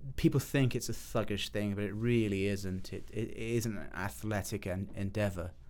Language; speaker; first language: English; native; English